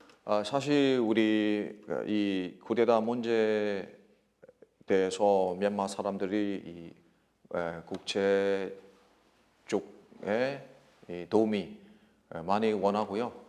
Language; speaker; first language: Korean; non-native, learner; Burmese